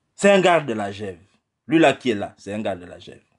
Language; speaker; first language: French; non-native, local second language; Fang